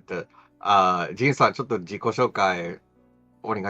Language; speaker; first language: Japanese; non-native, fluent; English